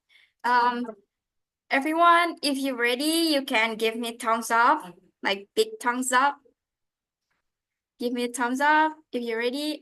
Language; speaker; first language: English; non-native, fluent; Indonesian